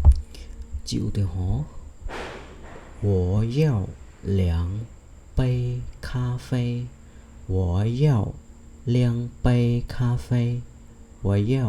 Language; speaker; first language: Chinese; non-native, fluent; Khmer